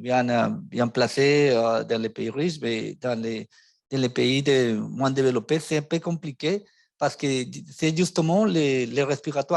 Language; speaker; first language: French; non-native, fluent; Spanish